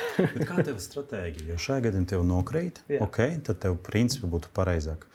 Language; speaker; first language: Latvian; non-native, local second language; Russian